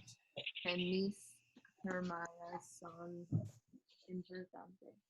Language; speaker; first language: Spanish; non-native, learner; English